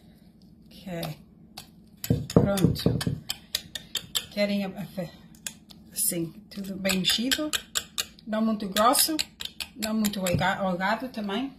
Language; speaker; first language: Portuguese; early bilingual, heritage; Portuguese